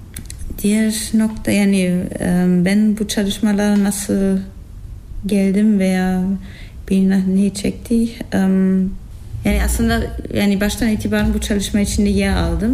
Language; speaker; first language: Turkish; non-native, fluent; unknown